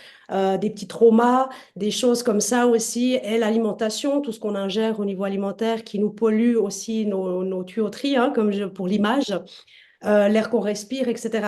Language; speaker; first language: French; native; French